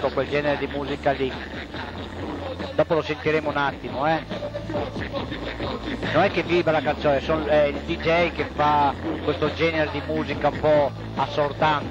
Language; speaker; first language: Italian; native; Italian